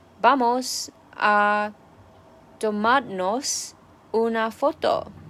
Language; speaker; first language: Spanish; non-native, learner; Chinese